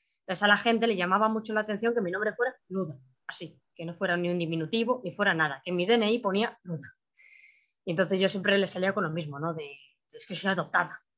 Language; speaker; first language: Spanish; native; Spanish